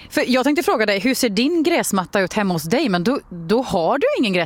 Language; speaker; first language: Swedish; native; Swedish